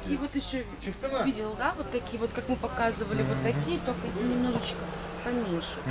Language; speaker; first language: Russian; native; Russian